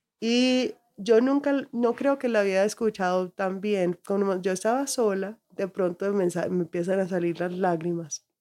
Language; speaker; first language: Spanish; early bilingual, heritage; Spanish